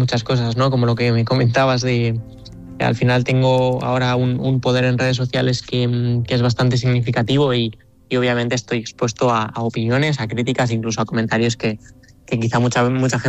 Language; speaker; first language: Spanish; native; Spanish